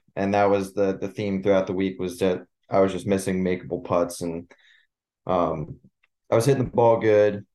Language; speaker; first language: English; native; English